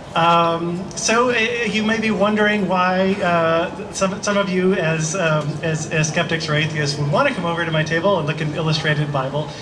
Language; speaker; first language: English; native; English